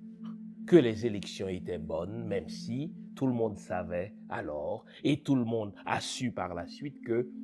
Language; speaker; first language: French; non-native, local second language; Haitian Creole